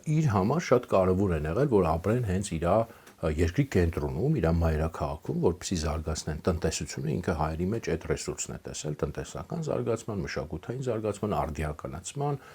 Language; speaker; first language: Armenian; native; Armenian